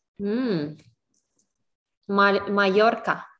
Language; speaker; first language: Spanish; non-native, learner; English